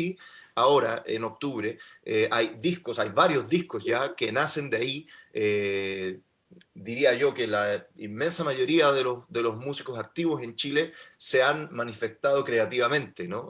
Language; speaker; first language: Spanish; native; Spanish